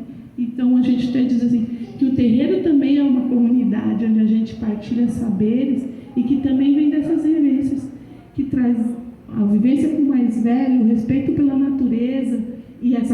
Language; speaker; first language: Portuguese; native; Portuguese